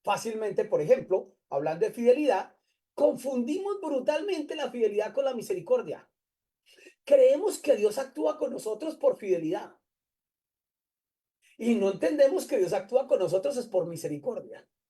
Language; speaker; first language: Spanish; native; Spanish